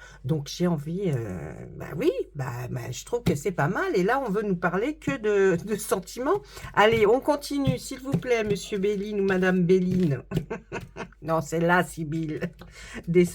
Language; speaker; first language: French; native; French